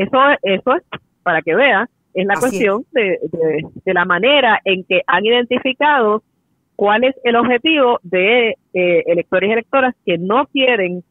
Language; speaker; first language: Spanish; native; Spanish